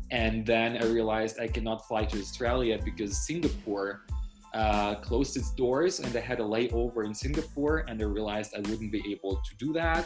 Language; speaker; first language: English; non-native, fluent; Russian